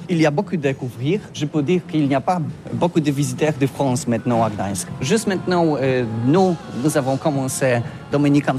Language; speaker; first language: French; non-native, learner; Polish